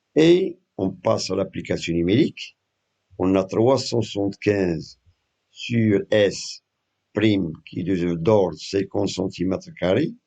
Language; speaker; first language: French; non-native, local second language; Arabic